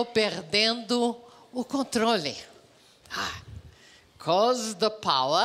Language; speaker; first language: Portuguese; native; Portuguese